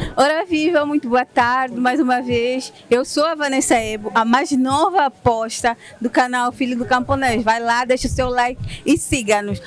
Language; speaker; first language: Portuguese; native; Portuguese